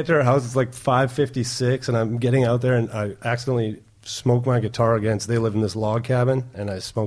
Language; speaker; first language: English; non-native, fluent; German